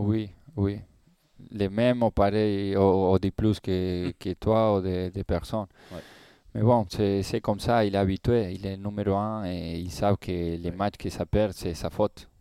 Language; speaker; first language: French; non-native, learner; Spanish